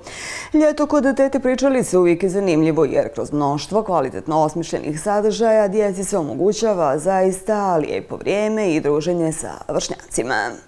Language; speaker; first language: Bosnian; native; Bosnian